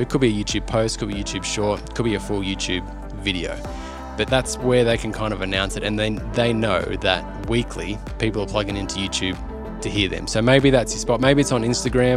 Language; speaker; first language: English; native; English